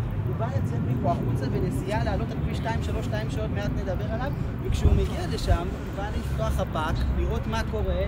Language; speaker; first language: Hebrew; native; Hebrew